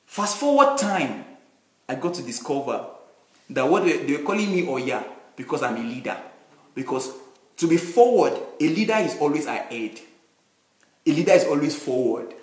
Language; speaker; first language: English; non-native, local second language; Yoruba